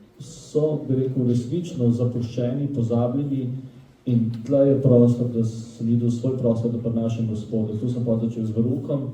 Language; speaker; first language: Slovenian; native; Slovenian